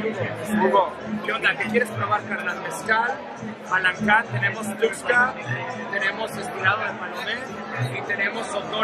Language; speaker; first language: Spanish; native; Spanish